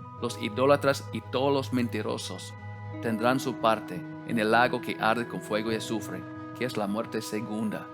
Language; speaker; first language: Spanish; non-native, learner; English